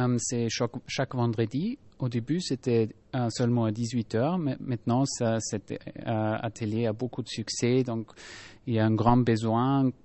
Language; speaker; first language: French; non-native, fluent; German